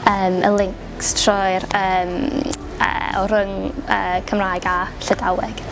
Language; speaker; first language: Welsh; non-native, local second language; English